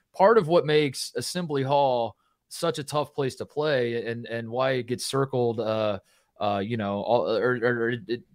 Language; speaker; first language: English; native; English